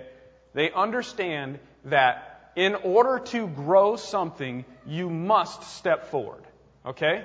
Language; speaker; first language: English; native; English